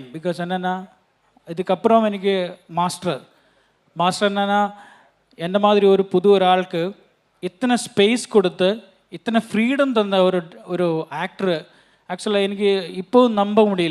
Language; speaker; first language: Tamil; non-native, learner; Malayalam